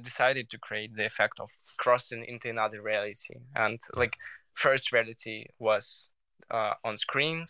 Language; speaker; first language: English; non-native, learner; Russian